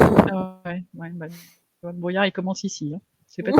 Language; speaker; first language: French; native; French